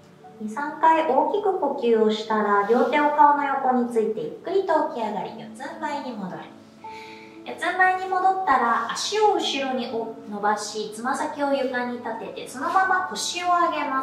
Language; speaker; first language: Japanese; native; Japanese